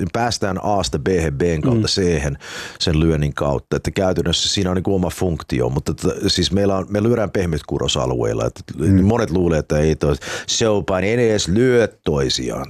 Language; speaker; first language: Finnish; early bilingual, heritage; Finnish